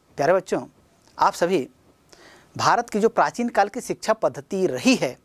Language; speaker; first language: Hindi; native; Hindi